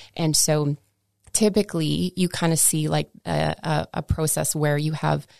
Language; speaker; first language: English; native; English